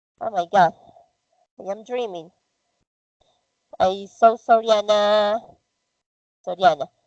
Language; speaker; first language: English; non-native, fluent; Spanish